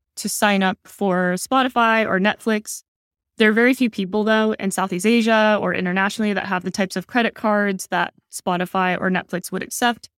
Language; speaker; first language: English; native; English